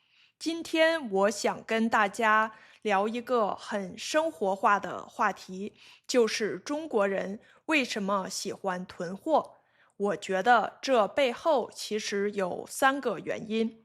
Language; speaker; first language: Chinese; native; Chinese